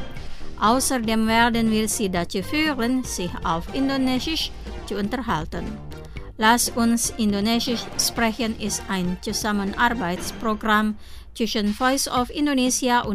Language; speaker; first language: German; non-native, fluent; Indonesian